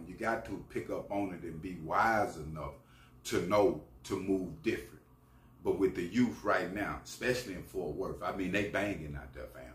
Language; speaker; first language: English; native; English